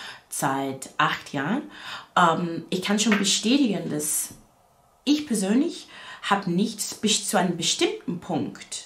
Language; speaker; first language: German; non-native, fluent; English